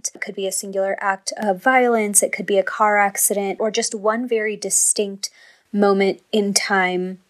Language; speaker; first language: English; early bilingual, other home language; Hindi